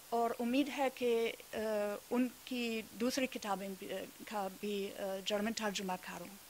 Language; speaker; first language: Urdu; non-native, fluent; German